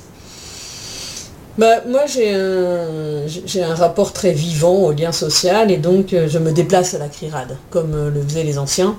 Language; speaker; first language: French; native; French